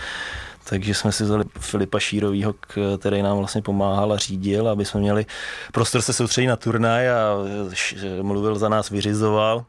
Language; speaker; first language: Czech; native; Czech